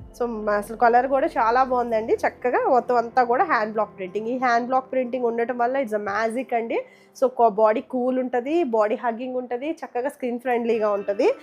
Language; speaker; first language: Telugu; native; Telugu